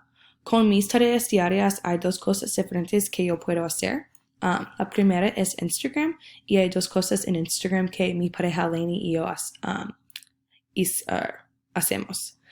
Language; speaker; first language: Spanish; non-native, learner; English